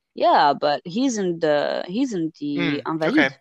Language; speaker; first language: English; non-native, fluent; French